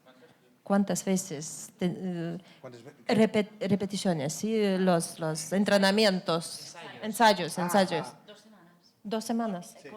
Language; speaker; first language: Spanish; non-native, fluent; Lithuanian